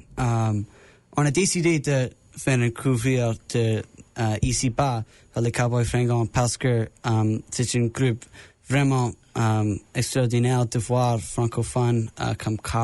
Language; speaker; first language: French; non-native, learner; English